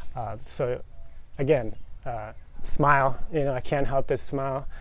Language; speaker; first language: English; native; English